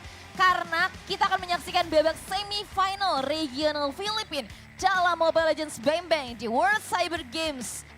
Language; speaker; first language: Indonesian; native; Indonesian